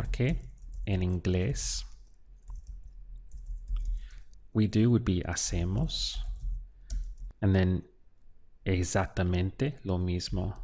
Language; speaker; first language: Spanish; non-native, fluent; English